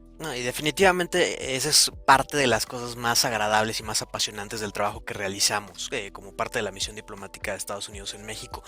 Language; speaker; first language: Spanish; native; Spanish